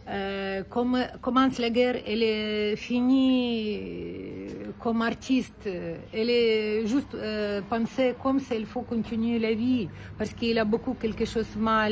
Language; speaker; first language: French; non-native, learner; Ukrainian